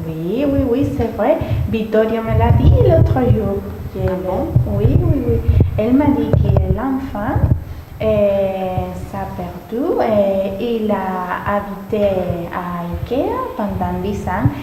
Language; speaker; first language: French; non-native, learner; Spanish